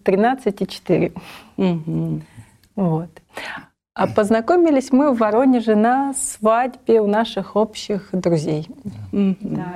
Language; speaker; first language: Russian; native; Russian